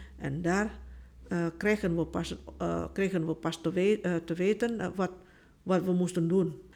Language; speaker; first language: Dutch; non-native, fluent; Indonesian